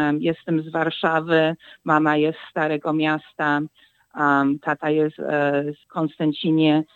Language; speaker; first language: Polish; early bilingual, heritage; Polish